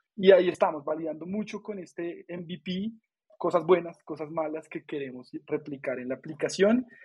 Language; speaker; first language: Spanish; native; Spanish